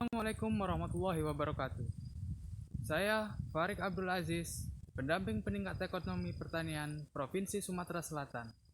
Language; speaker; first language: Indonesian; native; Indonesian